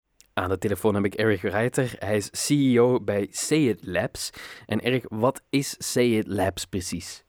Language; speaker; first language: Dutch; native; Dutch